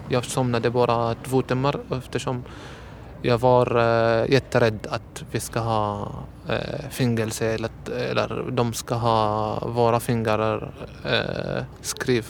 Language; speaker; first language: Swedish; non-native, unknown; Arabic